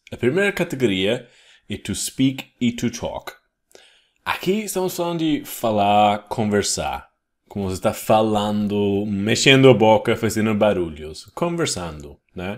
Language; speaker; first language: Portuguese; non-native, fluent; English